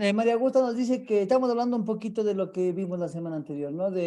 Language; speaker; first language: Spanish; native; Spanish